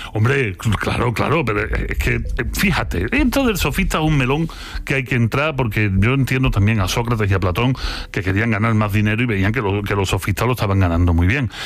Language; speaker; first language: Spanish; native; Spanish